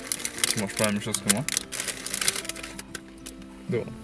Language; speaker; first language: French; non-native, fluent; Japanese